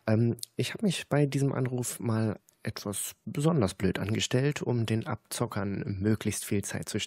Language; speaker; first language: German; native; German